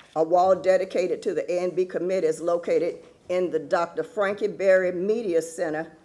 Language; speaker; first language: English; native; English